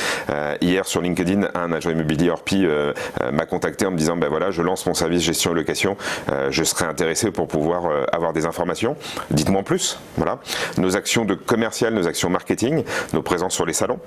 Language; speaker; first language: French; native; French